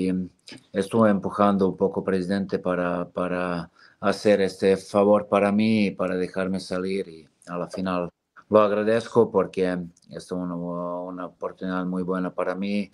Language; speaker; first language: Spanish; non-native, fluent; Serbian